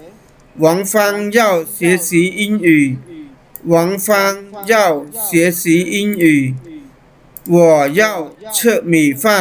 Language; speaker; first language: Chinese; non-native, fluent; Khmer